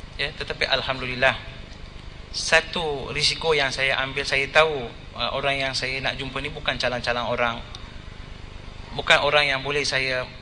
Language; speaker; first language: Malay; non-native, local second language; Tamil